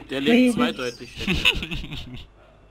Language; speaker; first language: German; native; German